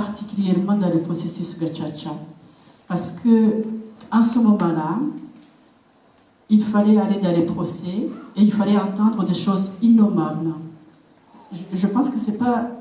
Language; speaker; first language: French; non-native, local second language; Kinyarwanda